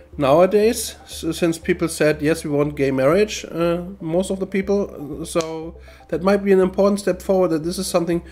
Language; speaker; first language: English; non-native, fluent; German